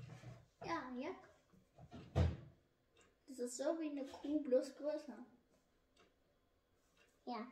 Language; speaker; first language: German; early bilingual, other home language; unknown